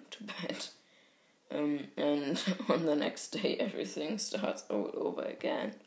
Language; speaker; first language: English; non-native, fluent; German